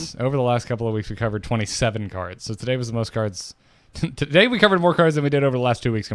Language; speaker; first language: English; native; English